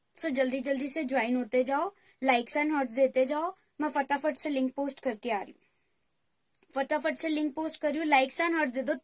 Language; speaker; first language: Hindi; native; Hindi